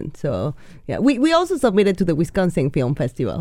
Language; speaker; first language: English; non-native, fluent; Spanish